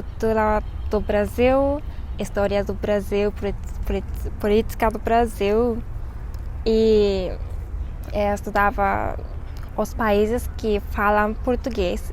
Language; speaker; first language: Portuguese; non-native, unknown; Japanese